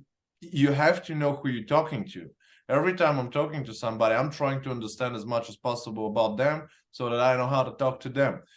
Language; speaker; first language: English; non-native, fluent; Bulgarian